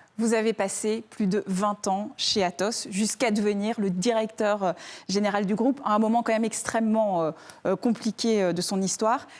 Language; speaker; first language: French; native; French